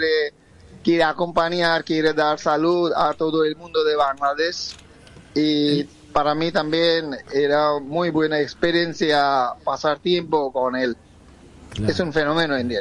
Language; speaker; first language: Spanish; non-native, fluent; Bangla